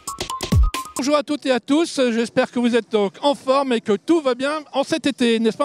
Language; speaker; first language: French; native; French